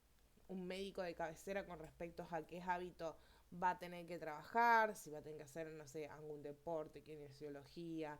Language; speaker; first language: Spanish; native; Spanish